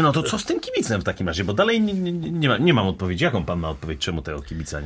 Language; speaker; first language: Polish; native; Polish